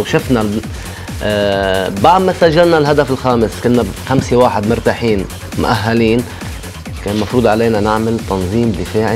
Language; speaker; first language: Arabic; native; Arabic